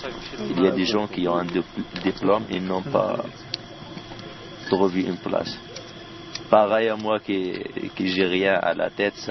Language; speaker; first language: French; non-native, fluent; Arabic